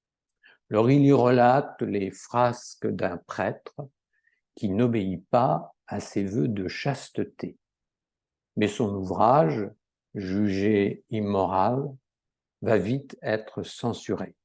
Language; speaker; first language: French; native; French